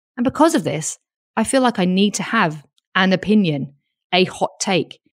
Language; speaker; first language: English; native; English